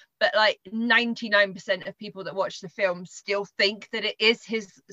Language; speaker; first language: English; native; English